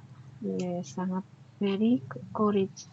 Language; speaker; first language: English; non-native, learner; Indonesian